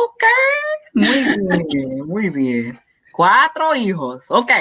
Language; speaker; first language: Spanish; non-native, learner; English